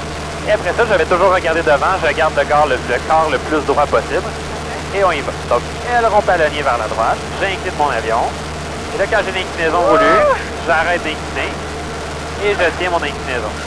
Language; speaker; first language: French; native; French